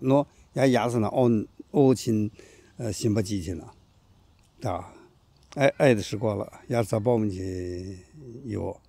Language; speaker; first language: Russian; non-native, learner; Chinese